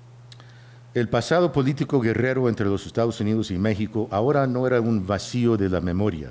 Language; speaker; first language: Spanish; early bilingual, heritage; Spanish